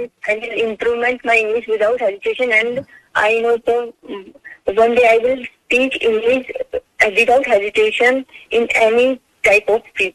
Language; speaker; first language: English; non-native, local second language; Hindi